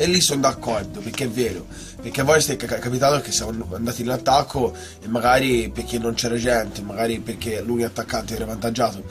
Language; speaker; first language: Italian; native; Italian